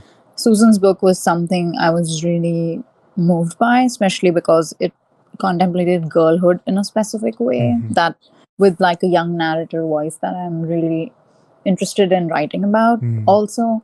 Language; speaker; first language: English; non-native, local second language; Hindi